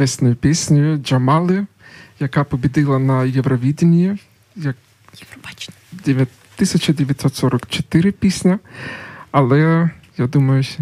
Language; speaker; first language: Ukrainian; non-native, local second language; Russian